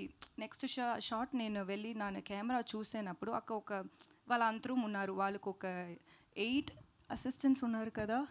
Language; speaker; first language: Telugu; non-native, local second language; Tamil